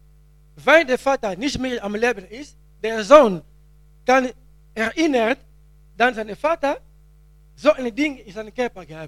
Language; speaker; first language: German; non-native, learner; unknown